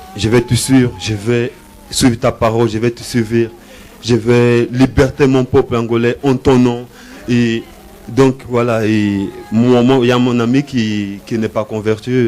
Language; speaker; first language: French; non-native, learner; Portuguese